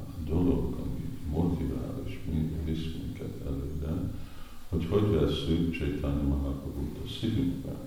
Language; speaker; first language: Hungarian; native; Hungarian